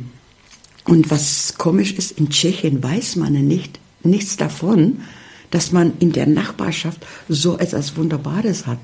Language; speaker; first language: German; early bilingual, heritage; German